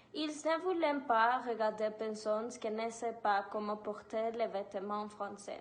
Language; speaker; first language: French; non-native, learner; English